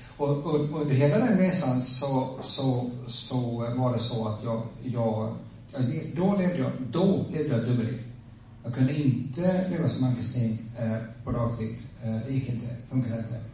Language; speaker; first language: Swedish; native; Swedish